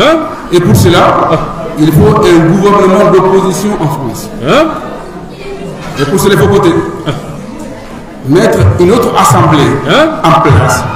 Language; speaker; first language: French; non-native, local second language; Soninke